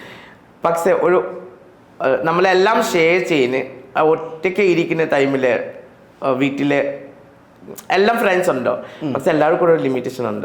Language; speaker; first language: Malayalam; non-native, learner; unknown